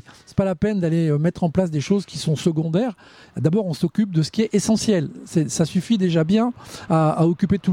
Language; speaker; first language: French; native; French